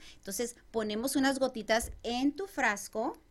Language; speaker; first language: Spanish; native; Spanish